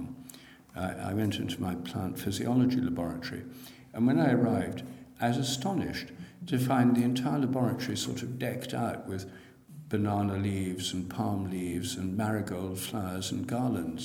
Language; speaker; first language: English; native; English